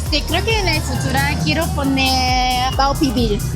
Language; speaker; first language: Spanish; non-native, learner; Chinese